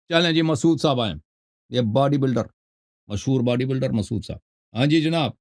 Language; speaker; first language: Urdu; native; Urdu